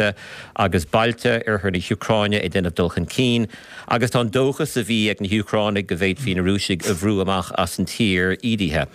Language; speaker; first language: Irish; native; Irish